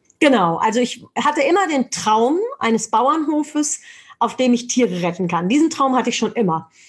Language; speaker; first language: German; native; German